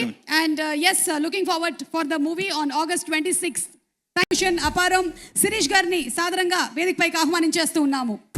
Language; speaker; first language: Telugu; native; Telugu